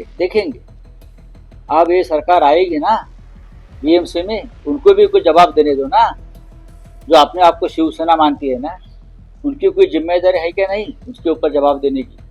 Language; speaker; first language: Hindi; non-native, local second language; Marathi